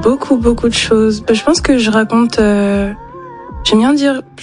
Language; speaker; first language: French; native; French